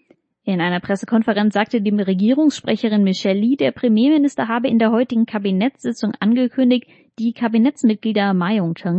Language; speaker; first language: German; native; German